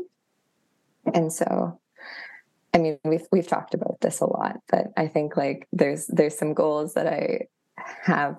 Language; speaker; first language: English; native; English